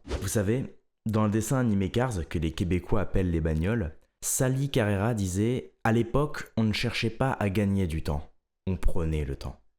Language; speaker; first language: French; native; French